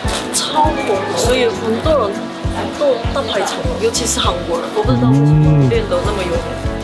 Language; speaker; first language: Chinese; non-native, fluent; Korean